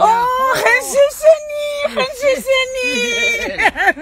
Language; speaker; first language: Chinese; non-native, learner; Russian